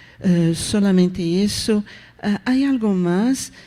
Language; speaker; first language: Spanish; non-native, fluent; Portuguese